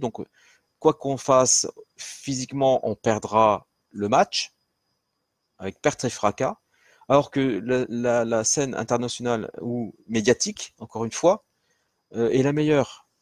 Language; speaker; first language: French; native; French